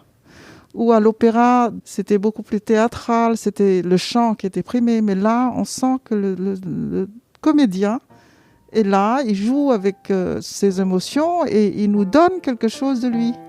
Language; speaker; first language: French; non-native, fluent; Vietnamese